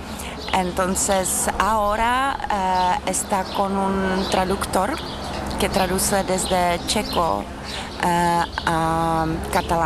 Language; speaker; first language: Spanish; non-native, fluent; Czech